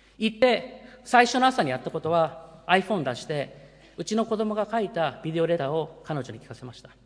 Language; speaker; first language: Japanese; early bilingual, heritage; Japanese